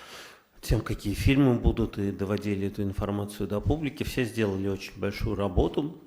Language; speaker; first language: Russian; native; Russian